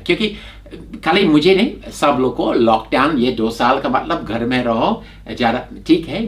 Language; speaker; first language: Hindi; non-native, fluent; English